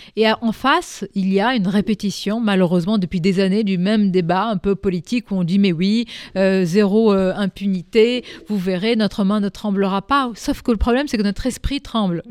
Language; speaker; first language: French; non-native, local second language; Arabic